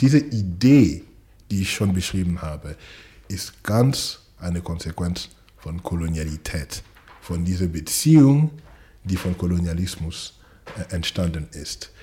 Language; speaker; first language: German; non-native, fluent; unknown